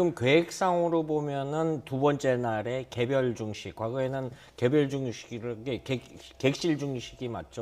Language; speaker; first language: Korean; native; Korean